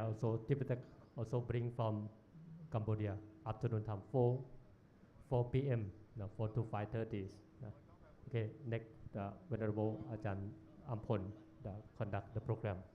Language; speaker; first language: English; non-native, learner; Thai